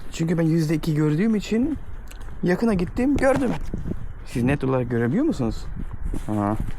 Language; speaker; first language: Turkish; early bilingual, heritage; Turkish